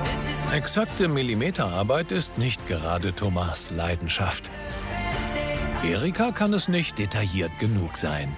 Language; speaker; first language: German; native; German